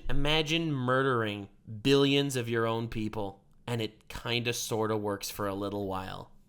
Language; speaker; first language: English; native; English